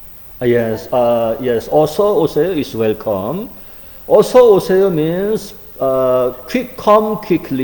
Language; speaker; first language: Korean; non-native, fluent; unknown